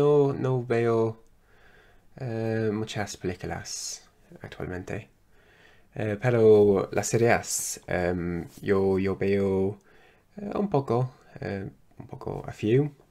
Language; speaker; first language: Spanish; non-native, learner; English